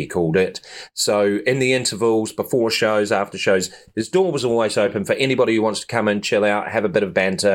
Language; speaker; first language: English; native; English